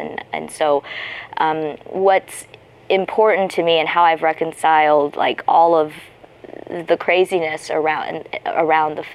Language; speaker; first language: English; native; English